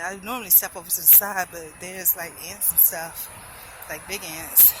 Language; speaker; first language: English; native; English